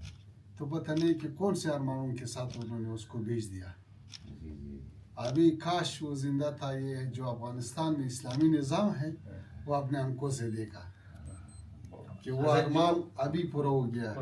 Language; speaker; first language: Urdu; non-native, fluent; Pashto